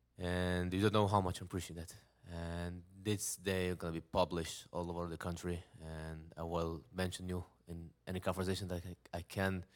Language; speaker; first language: English; non-native, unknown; Hebrew